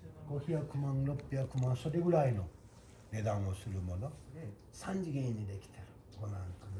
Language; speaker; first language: Japanese; non-native, fluent; Turkish